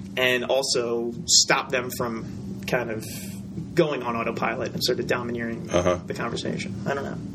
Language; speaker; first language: English; native; English